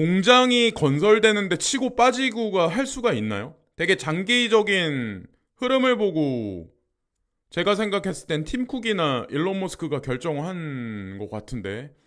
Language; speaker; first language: Korean; native; Korean